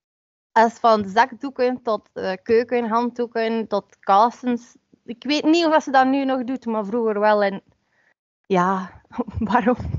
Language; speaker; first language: Dutch; native; Dutch